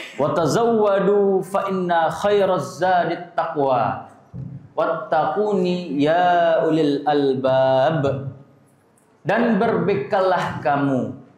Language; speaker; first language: Malay; non-native, local second language; Minangkabau